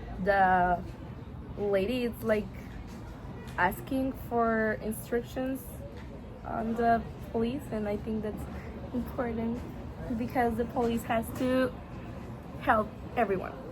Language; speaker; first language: English; non-native, learner; Spanish